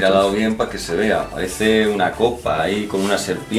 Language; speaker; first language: Spanish; native; Spanish